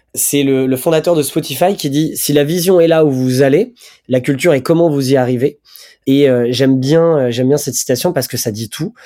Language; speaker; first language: French; native; French